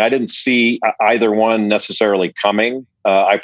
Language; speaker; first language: English; native; English